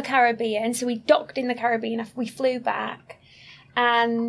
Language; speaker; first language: English; native; English